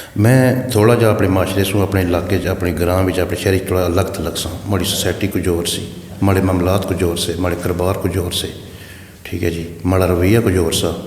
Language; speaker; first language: Urdu; non-native, local second language; Pahari-Potwari